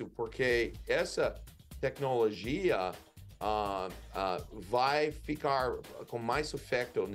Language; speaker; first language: Portuguese; non-native, learner; English